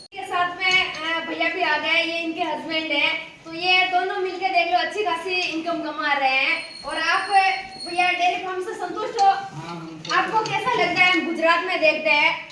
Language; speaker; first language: Hindi; native; Hindi